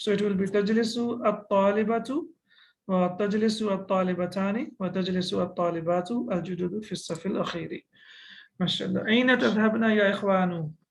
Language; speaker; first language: Arabic; non-native, fluent; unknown